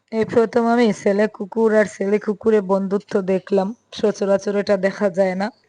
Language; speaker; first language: Bangla; native; Bangla